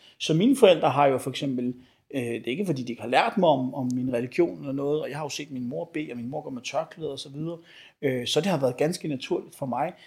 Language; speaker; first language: Danish; early bilingual, other home language; Arabic